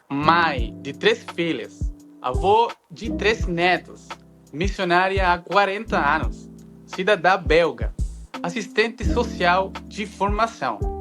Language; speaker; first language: Portuguese; non-native, fluent; Spanish